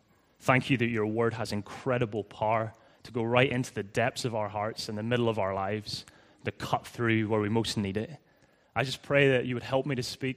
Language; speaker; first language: English; native; English